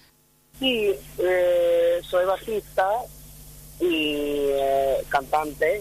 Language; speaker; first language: Spanish; non-native, fluent; English